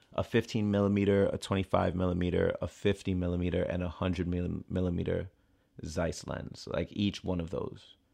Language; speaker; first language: English; native; English